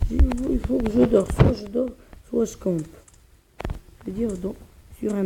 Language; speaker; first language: French; non-native, local second language; Arabic